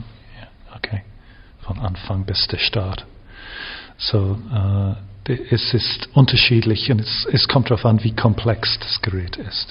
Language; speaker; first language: German; non-native, fluent; English